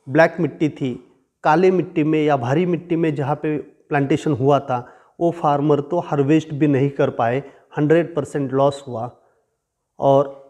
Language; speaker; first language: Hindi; non-native, local second language; Marathi